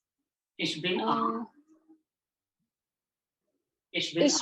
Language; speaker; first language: German; non-native, learner; Hindi